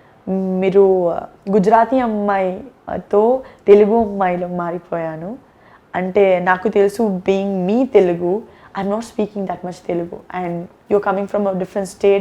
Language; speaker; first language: Telugu; non-native, learner; Gujarati